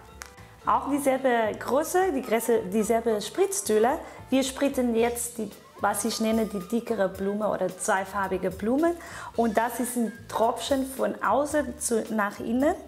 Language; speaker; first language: German; non-native, fluent; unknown